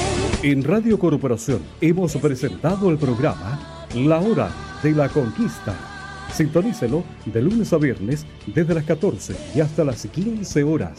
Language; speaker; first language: Spanish; native; Spanish